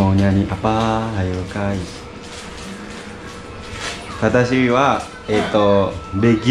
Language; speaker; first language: Japanese; non-native, learner; Indonesian